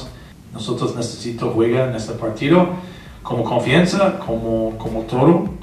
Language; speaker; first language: Spanish; non-native, learner; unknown